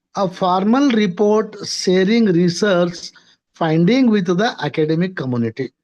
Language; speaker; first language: English; non-native, local second language; Marathi